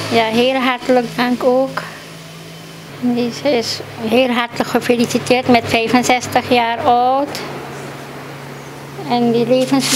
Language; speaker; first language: Dutch; non-native, local second language; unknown